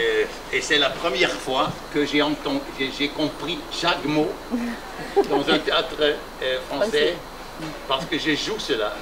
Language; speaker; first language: French; non-native, learner; German